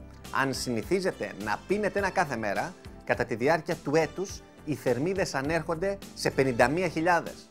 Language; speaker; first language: Greek; native; Greek